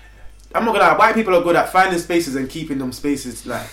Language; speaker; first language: English; native; English